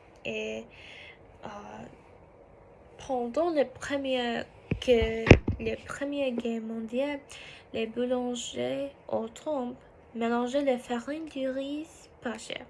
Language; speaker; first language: French; non-native, learner; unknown